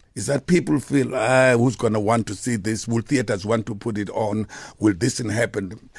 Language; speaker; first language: English; non-native, local second language; Xhosa